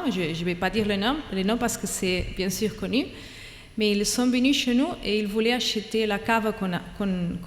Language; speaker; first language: French; non-native, fluent; Catalan